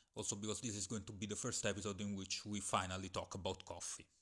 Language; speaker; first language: English; non-native, fluent; Italian